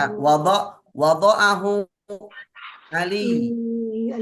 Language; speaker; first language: Arabic; non-native, fluent; Indonesian